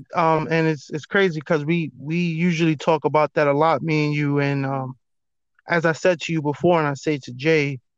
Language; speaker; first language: English; native; English